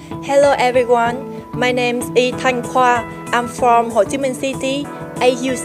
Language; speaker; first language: English; non-native, learner; Vietnamese